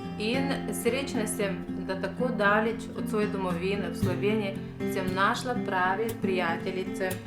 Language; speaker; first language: Slovenian; non-native, fluent; Russian